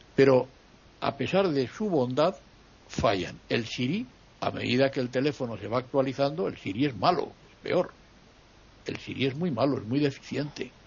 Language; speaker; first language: Spanish; native; Spanish